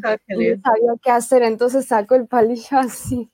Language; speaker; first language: Spanish; early bilingual, other home language; Chinese